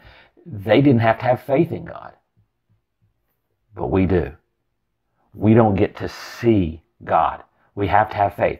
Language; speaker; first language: English; native; English